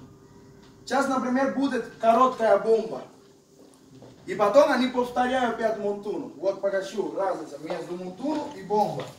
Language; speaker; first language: Russian; non-native, fluent; Spanish